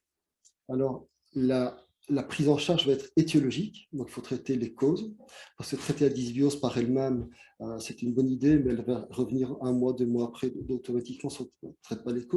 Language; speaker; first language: French; native; French